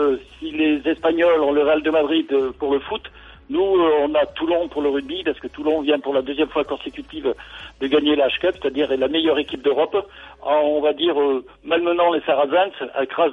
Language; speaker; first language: French; native; French